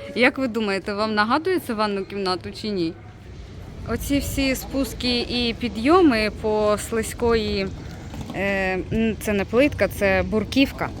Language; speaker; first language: Ukrainian; non-native, local second language; Russian